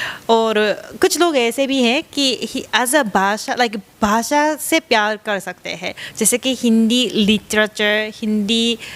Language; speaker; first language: Hindi; non-native, fluent; Japanese